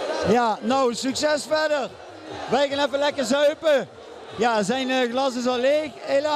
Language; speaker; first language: Dutch; native; Dutch